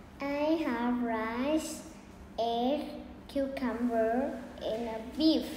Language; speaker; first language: English; non-native, learner; Vietnamese